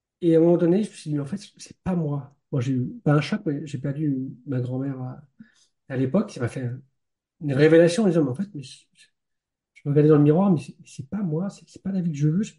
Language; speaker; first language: French; native; French